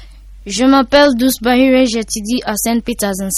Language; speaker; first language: French; non-native, learner; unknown